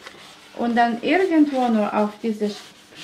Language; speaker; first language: German; non-native, learner; Russian